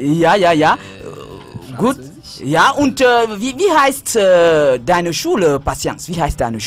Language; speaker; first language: German; non-native, fluent; French